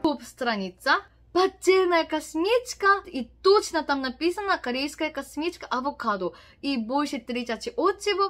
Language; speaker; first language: Russian; non-native, learner; Korean